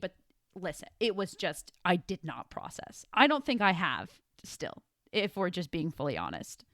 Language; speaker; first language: English; native; English